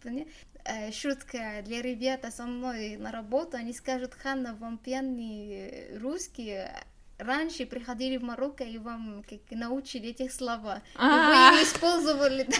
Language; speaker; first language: Russian; non-native, learner; Arabic